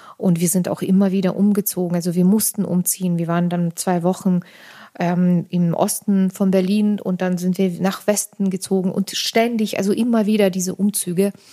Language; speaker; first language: German; non-native, fluent; Armenian